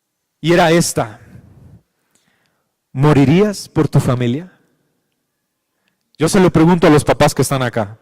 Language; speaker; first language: Spanish; native; Spanish